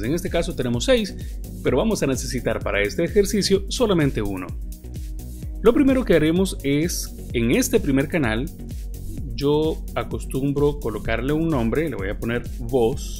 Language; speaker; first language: Spanish; native; Spanish